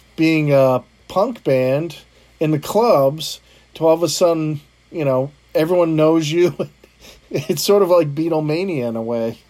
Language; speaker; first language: English; native; English